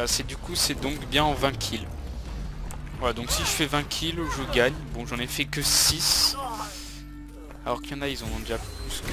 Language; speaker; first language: French; native; French